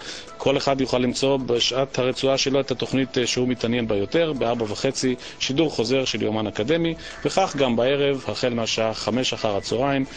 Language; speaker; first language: Hebrew; native; Hebrew